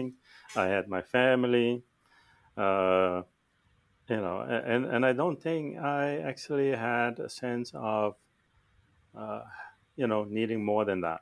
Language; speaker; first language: English; non-native, local second language; Afrikaans